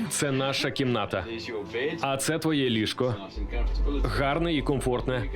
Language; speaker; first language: Ukrainian; non-native, fluent; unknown